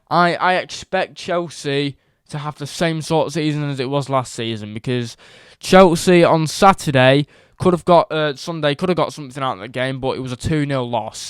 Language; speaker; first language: English; native; English